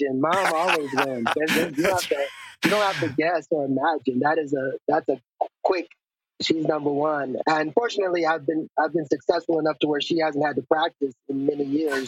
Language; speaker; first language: English; native; English